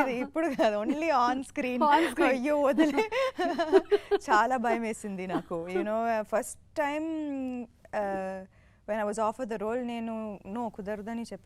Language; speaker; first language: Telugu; non-native, fluent; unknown